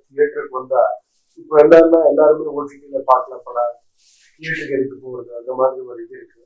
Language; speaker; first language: Tamil; non-native, learner; Kannada